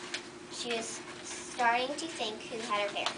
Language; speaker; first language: English; native; English